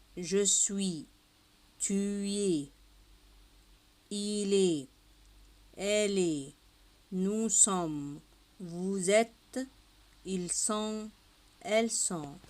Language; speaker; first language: French; non-native, fluent; Arabic